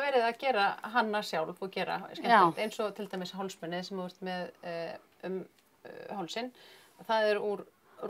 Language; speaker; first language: Icelandic; native; Icelandic